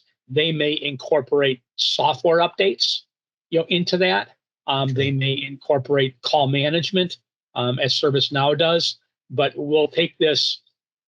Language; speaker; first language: English; native; English